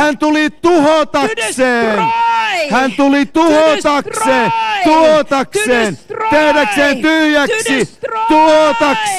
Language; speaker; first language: Finnish; native; Finnish